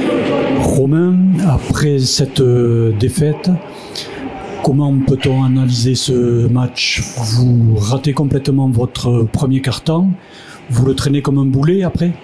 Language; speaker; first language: French; native; French